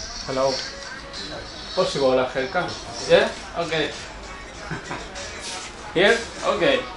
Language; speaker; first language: English; non-native, learner; Spanish